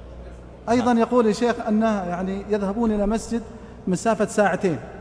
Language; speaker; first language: Arabic; native; Arabic